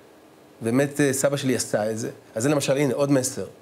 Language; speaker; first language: Hebrew; native; Hebrew